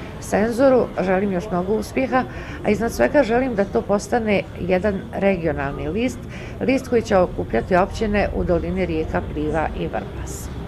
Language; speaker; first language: Bosnian; native; Bosnian